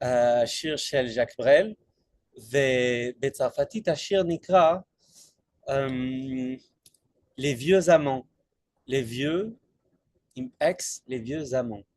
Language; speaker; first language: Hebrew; non-native, fluent; French